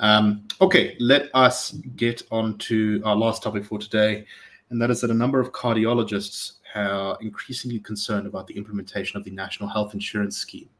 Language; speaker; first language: English; native; English